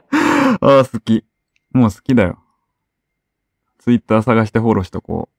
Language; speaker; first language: Japanese; native; Japanese